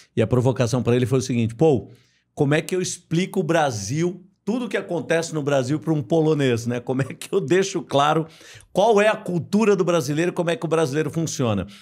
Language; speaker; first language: Portuguese; native; Portuguese